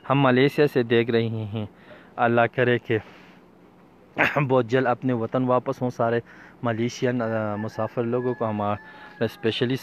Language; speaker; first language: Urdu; non-native, local second language; Pashto